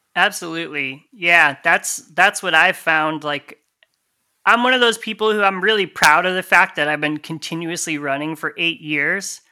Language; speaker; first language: English; native; English